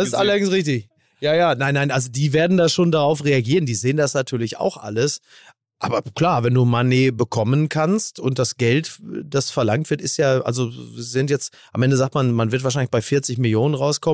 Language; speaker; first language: German; native; German